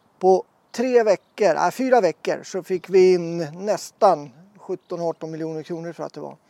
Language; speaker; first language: Swedish; native; Swedish